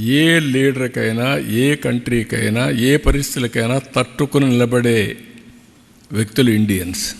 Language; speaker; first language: Telugu; native; Telugu